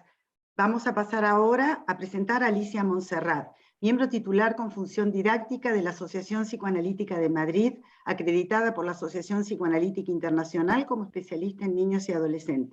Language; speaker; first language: Spanish; native; Spanish